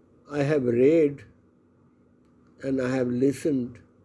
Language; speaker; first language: English; non-native, local second language; Bangla